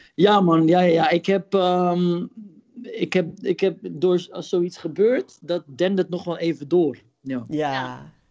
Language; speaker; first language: Dutch; early bilingual, other home language; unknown